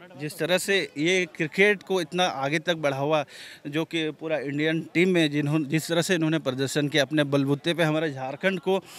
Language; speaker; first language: Hindi; native; Hindi